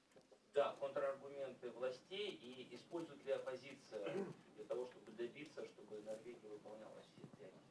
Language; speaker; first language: Russian; native; Russian